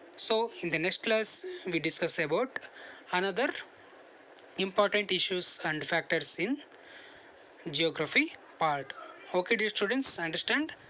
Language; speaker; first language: English; non-native, local second language; Kannada